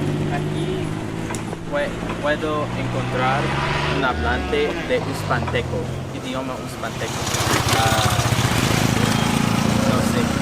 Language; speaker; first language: Spanish; non-native, learner; English